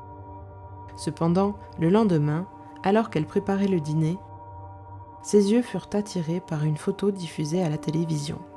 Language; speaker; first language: French; native; French